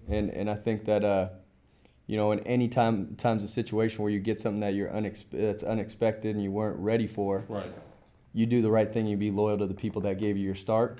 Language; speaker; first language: English; native; English